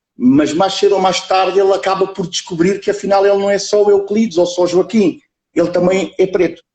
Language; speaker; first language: Portuguese; early bilingual, other home language; Kabuverdianu